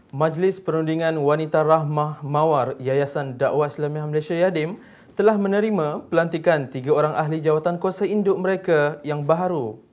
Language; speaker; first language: Malay; native; Malay